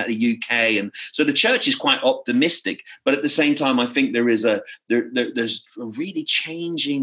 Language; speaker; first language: English; native; English